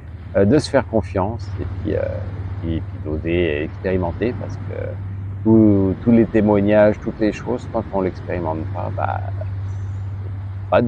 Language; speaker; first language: French; native; French